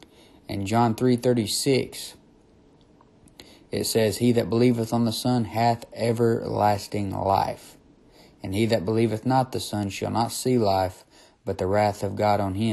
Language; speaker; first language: English; native; English